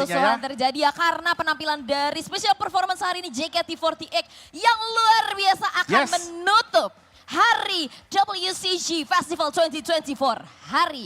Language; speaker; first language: Indonesian; native; Indonesian